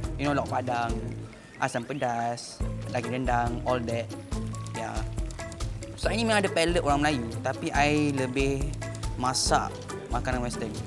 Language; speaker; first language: Malay; native; Malay